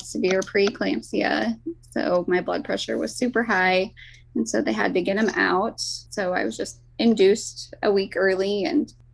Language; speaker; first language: English; native; English